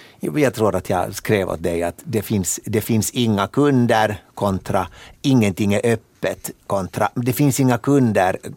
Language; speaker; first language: Swedish; native; Swedish